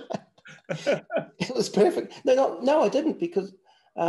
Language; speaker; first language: English; native; English